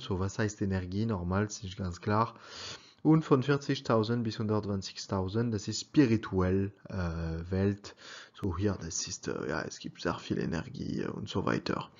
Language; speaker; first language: German; non-native, learner; French